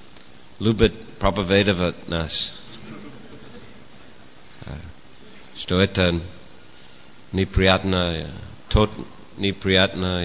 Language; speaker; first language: Russian; non-native, fluent; English